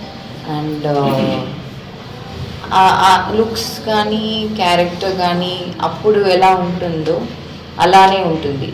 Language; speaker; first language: Telugu; non-native, local second language; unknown